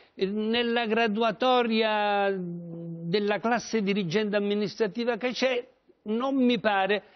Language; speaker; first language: Italian; native; Italian